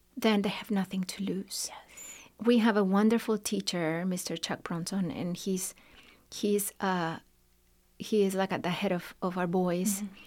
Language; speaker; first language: English; non-native, fluent; Spanish